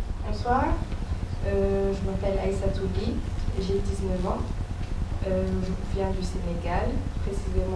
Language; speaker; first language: French; non-native, local second language; Wolof